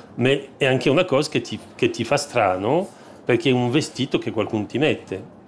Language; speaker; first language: Italian; non-native, fluent; French